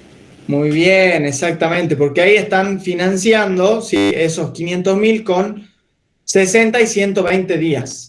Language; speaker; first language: Spanish; native; Spanish